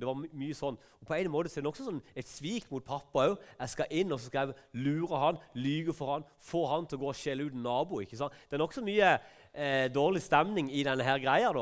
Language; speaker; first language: Norwegian; native; Norwegian